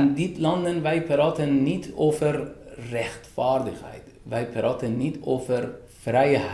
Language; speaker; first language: Dutch; non-native, fluent; Persian